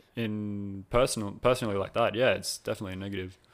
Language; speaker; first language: English; native; English